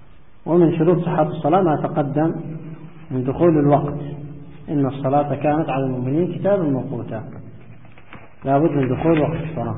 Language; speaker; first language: Arabic; native; Arabic